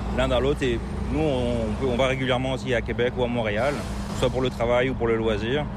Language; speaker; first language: French; native; French